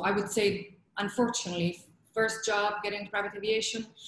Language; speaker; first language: English; non-native, fluent; Italian